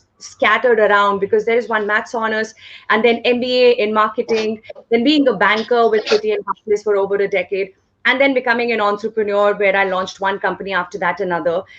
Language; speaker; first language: English; non-native, local second language; Hindi